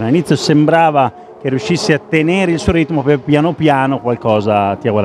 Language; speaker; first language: Italian; native; Italian